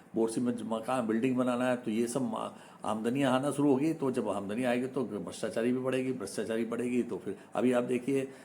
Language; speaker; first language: Hindi; non-native, local second language; Malayalam